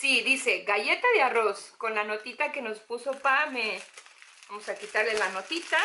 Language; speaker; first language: Spanish; native; Spanish